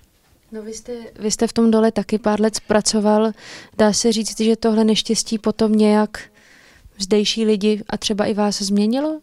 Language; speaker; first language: Czech; native; Czech